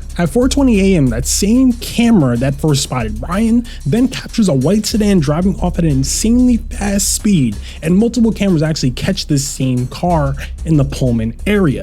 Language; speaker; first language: English; native; English